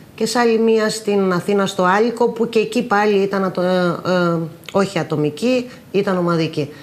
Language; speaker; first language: Greek; native; Greek